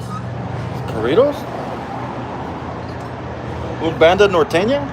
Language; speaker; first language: Spanish; non-native, learner; English